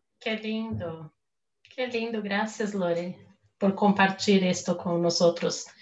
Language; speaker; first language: Spanish; non-native, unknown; Portuguese